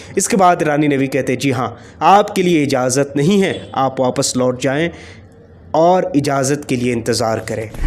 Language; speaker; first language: Hindi; native; Hindi